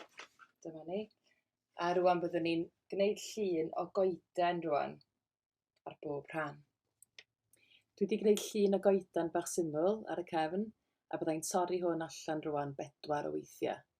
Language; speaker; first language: Welsh; native; Welsh